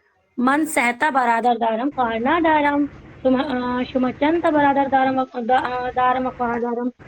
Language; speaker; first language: Persian; non-native, learner; Urdu